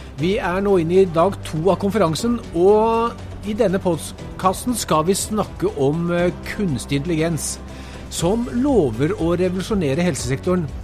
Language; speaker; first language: Norwegian; native; Norwegian